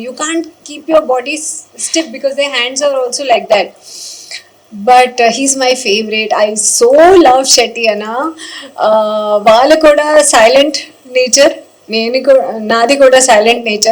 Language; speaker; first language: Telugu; non-native, learner; Hindi